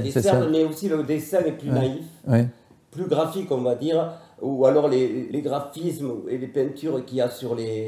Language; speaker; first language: French; native; French